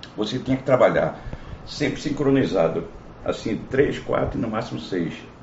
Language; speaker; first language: Portuguese; native; Portuguese